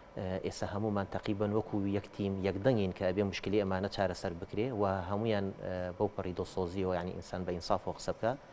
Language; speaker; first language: Central Kurdish; native; Central Kurdish